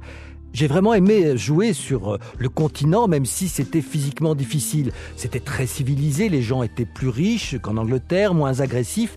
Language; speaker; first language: French; native; French